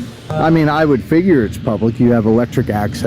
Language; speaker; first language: English; native; English